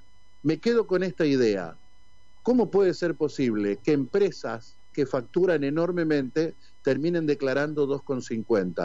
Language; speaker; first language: Spanish; native; Spanish